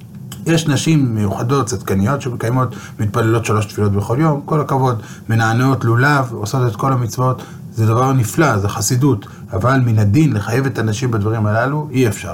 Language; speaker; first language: Hebrew; native; Hebrew